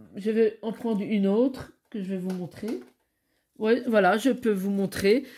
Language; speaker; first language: French; native; French